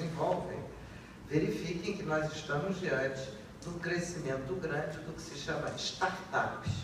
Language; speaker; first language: Portuguese; native; Portuguese